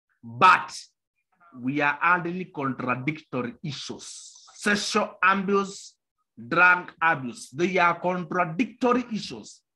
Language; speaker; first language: English; non-native, local second language; Kamba